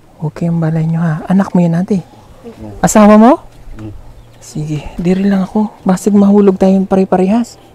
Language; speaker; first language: Filipino; non-native, local second language; Cebuano